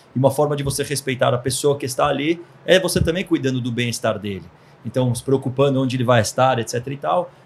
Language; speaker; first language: Portuguese; early bilingual, other home language; Hebrew